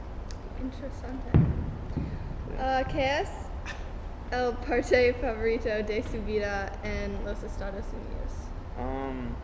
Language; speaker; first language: Spanish; non-native, learner; English